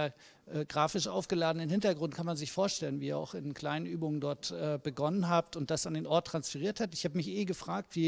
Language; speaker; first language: German; native; German